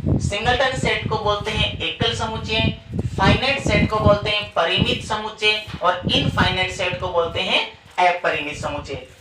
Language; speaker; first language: Hindi; native; Hindi